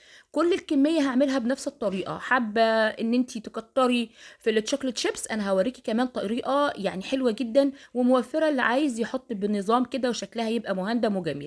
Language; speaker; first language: Arabic; native; Arabic